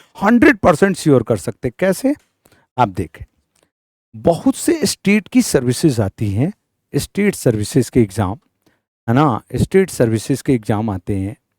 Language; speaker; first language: Hindi; native; Hindi